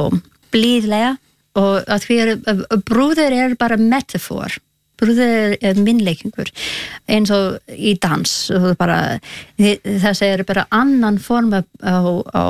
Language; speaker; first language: Icelandic; non-native, learner; Spanish